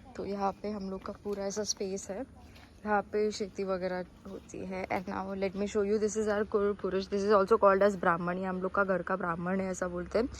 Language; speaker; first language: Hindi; non-native, local second language; Marathi